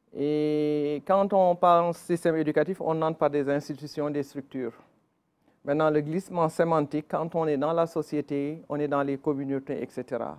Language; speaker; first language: French; non-native, local second language; Wolof